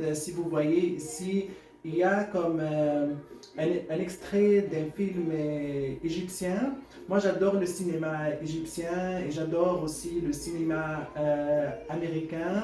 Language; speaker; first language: French; non-native, fluent; Arabic